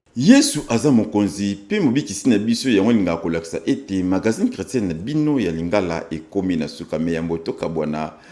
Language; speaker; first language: Lingala; native; Lingala